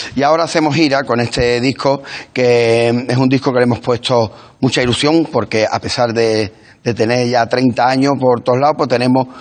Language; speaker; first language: Spanish; native; Spanish